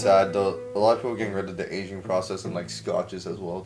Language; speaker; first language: English; native; English